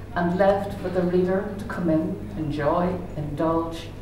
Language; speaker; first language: English; native; English